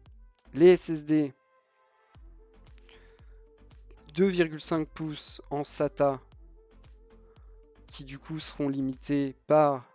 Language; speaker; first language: French; native; French